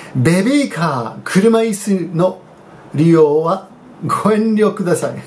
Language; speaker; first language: Japanese; non-native, fluent; English